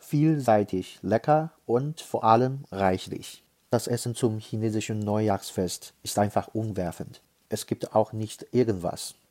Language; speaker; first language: German; non-native, fluent; Chinese